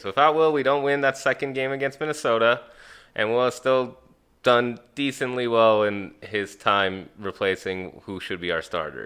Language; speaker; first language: English; native; English